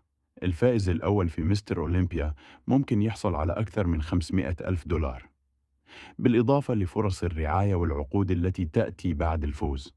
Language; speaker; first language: Arabic; native; Arabic